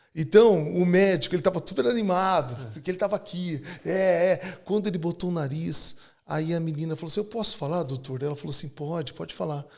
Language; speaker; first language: Portuguese; native; Portuguese